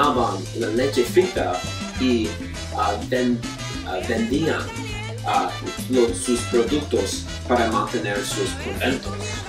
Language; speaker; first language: Spanish; non-native, learner; English